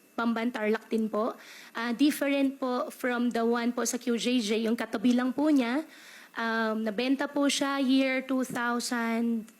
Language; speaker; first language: Filipino; native; Filipino